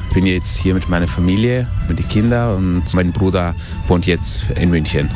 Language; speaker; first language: German; early bilingual, heritage; Italian